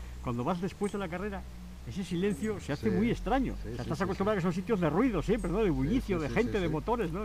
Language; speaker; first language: Spanish; native; Spanish